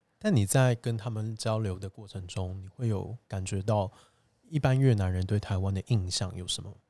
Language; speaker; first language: Chinese; native; Chinese